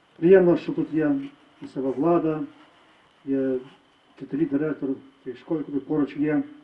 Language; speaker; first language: Ukrainian; native; Ukrainian